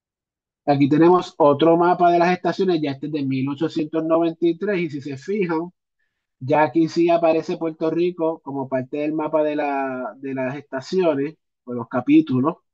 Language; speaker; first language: Spanish; native; Spanish